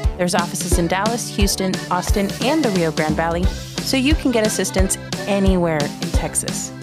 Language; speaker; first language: English; native; English